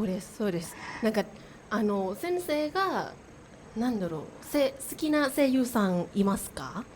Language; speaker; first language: Japanese; non-native, learner; Thai